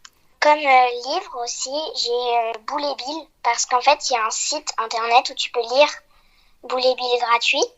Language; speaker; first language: French; early bilingual, heritage; French